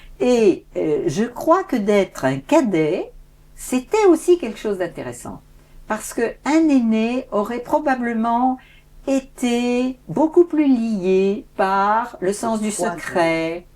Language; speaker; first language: French; native; French